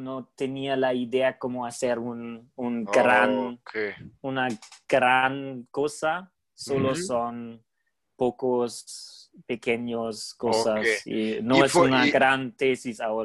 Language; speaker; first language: Spanish; non-native, learner; German